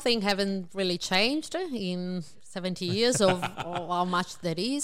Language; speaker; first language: English; non-native, fluent; Italian